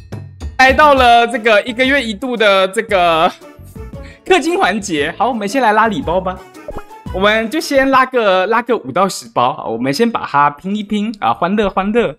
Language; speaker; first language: Chinese; native; Chinese